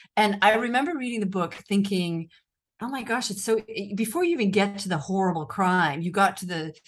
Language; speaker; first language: English; native; English